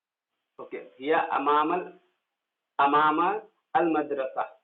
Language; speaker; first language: Arabic; non-native, fluent; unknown